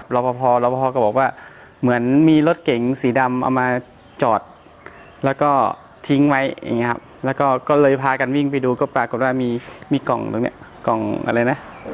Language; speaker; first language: Thai; native; Thai